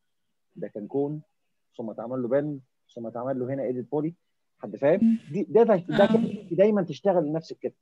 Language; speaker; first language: Arabic; native; Arabic